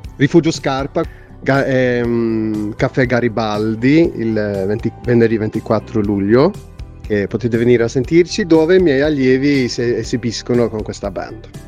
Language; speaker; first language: Italian; non-native, fluent; Swedish